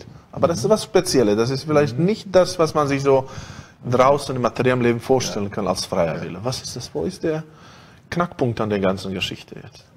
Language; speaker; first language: German; non-native, fluent; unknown